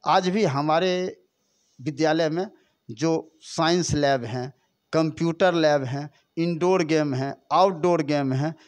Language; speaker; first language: Hindi; native; Hindi